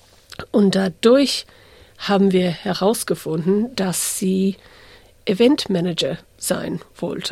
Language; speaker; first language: German; non-native, fluent; English